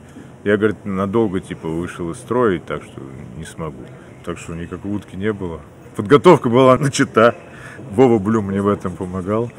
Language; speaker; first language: Russian; native; Russian